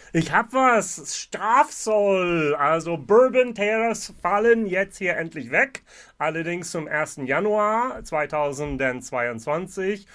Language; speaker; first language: German; non-native, fluent; English